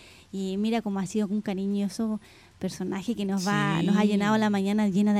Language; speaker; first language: Spanish; native; Spanish